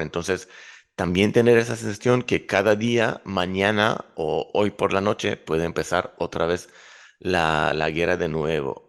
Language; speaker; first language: Spanish; non-native, fluent; Hebrew